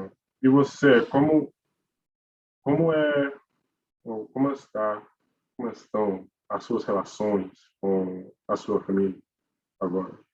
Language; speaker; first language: Portuguese; non-native, learner; English